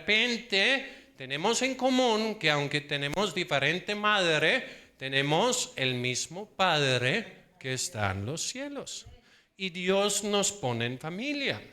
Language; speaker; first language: Spanish; non-native, fluent; Danish